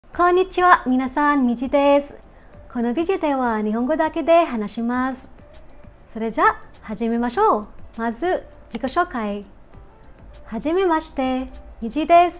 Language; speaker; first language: Japanese; non-native, learner; Filipino